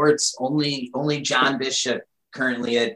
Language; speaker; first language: English; native; English